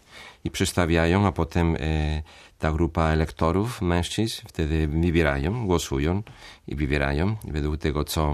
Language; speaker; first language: Polish; non-native, fluent; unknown